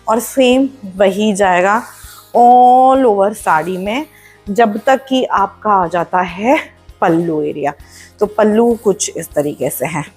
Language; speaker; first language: Hindi; non-native, local second language; Marathi